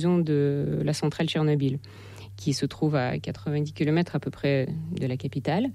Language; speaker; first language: French; non-native, fluent; Ukrainian